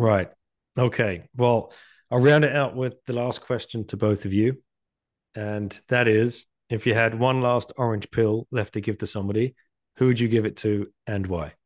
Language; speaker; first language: English; native; English